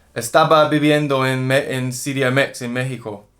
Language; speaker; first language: Spanish; non-native, learner; English